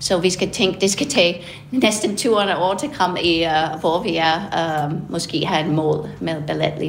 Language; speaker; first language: Danish; non-native, fluent; English